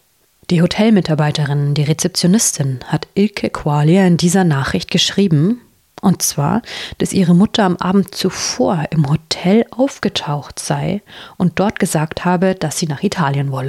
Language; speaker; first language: German; native; German